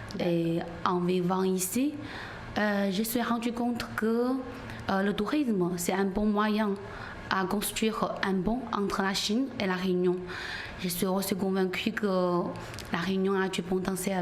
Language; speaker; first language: French; non-native, learner; Chinese